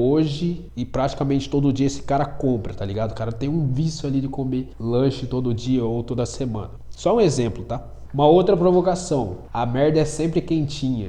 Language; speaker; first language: Portuguese; native; Portuguese